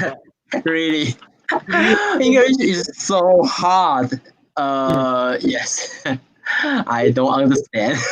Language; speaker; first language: English; non-native, learner; Chinese